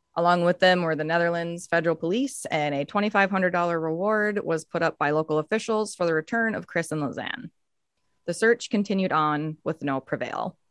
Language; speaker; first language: English; native; English